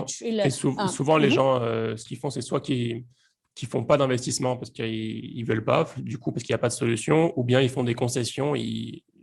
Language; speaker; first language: French; native; French